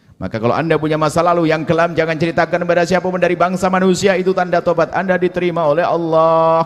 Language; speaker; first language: Indonesian; native; Indonesian